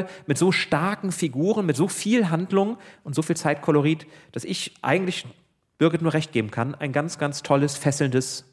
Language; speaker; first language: German; native; German